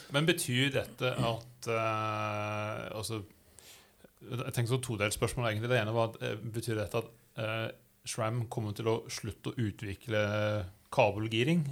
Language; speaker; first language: Norwegian; non-native, fluent; English